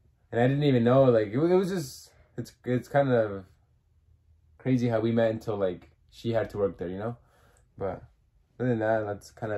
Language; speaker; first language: English; early bilingual, other home language; Spanish